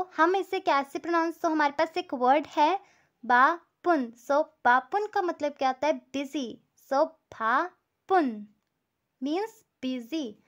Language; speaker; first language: Hindi; native; Hindi